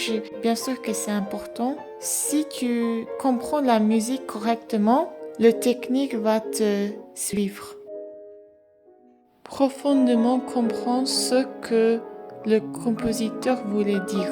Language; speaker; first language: French; non-native, fluent; English